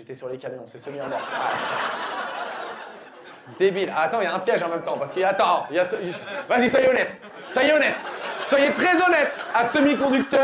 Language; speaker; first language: French; native; French